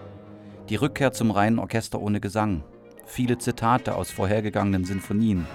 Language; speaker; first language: German; native; German